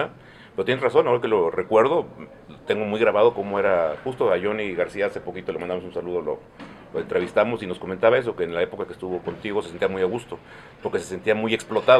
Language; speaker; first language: Spanish; native; Spanish